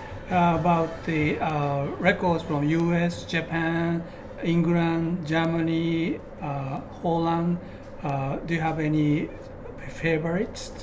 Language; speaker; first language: English; non-native, learner; Japanese